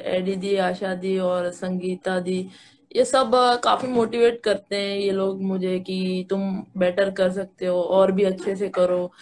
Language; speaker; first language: Hindi; native; Hindi